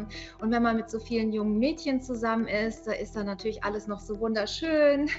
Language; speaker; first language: German; native; German